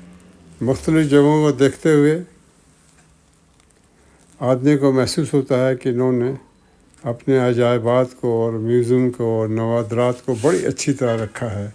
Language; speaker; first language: Urdu; native; Urdu